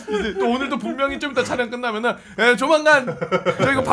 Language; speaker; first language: Korean; native; Korean